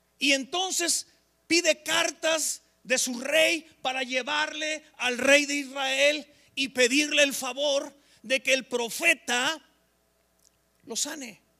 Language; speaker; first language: Spanish; native; Spanish